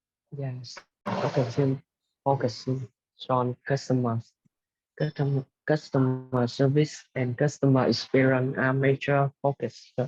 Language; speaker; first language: English; non-native, learner; Vietnamese